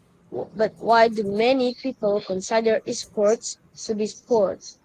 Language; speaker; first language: English; non-native, learner; Indonesian